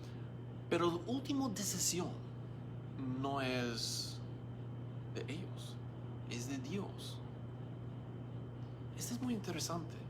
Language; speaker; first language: Spanish; non-native, learner; English